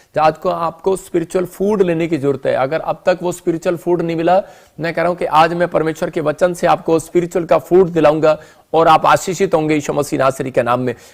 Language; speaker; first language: Hindi; non-native, local second language; Punjabi